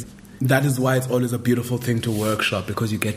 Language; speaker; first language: English; non-native, local second language; Xhosa